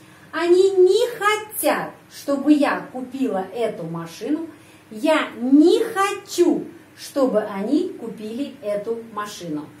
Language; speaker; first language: Russian; early bilingual, heritage; Russian